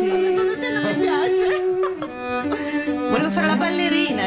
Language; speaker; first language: Italian; native; Italian